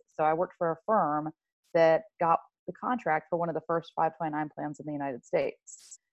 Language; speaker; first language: English; early bilingual, other home language; French